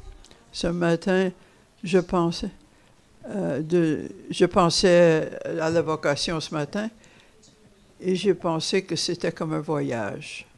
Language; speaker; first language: French; non-native, fluent; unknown